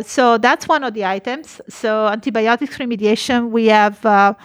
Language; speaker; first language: English; non-native, fluent; Italian